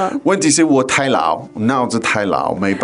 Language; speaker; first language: Chinese; non-native, fluent; English